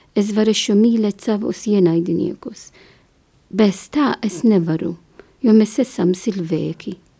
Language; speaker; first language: Latvian; non-native, fluent; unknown